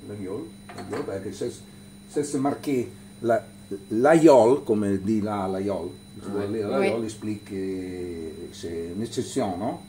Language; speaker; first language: French; non-native, learner; Italian